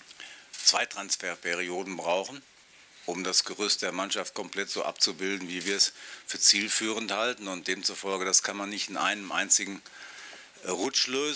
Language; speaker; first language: German; native; German